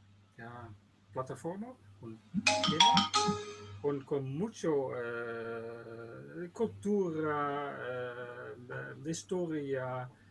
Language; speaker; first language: Spanish; non-native, learner; Dutch